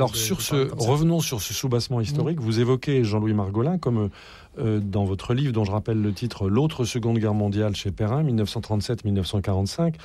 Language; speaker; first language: French; native; French